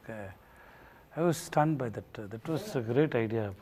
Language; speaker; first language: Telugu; non-native, learner; Tamil